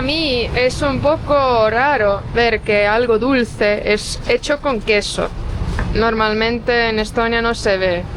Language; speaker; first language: Spanish; non-native, fluent; Estonian